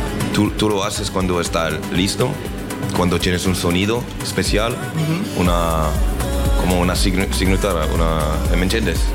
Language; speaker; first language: Spanish; non-native, learner; French